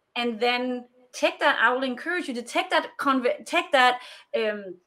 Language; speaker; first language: English; non-native, fluent; Danish